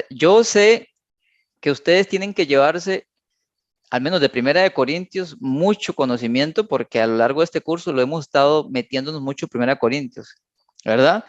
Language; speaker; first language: Spanish; native; Spanish